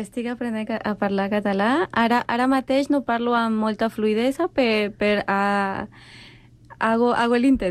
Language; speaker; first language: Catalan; non-native, learner; Spanish